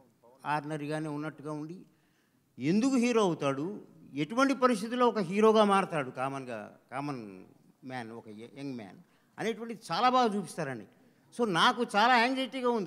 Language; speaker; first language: Telugu; native; Telugu